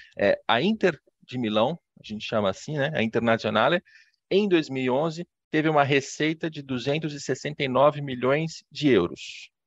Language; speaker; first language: Portuguese; native; Portuguese